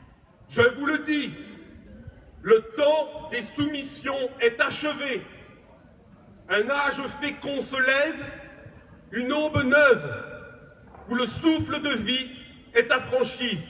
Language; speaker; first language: French; native; French